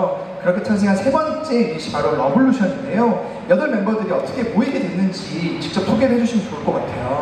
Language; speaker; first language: Korean; native; Korean